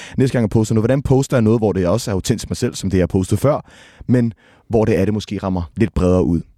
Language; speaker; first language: Danish; native; Danish